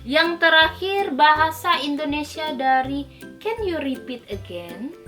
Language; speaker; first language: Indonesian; non-native, local second language; Minangkabau